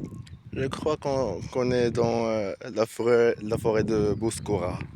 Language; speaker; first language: French; non-native, learner; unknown